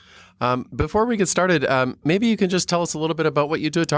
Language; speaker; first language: English; native; English